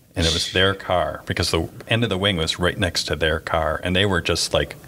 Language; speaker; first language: English; native; English